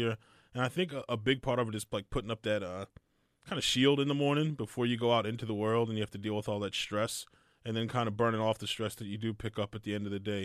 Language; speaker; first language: English; native; English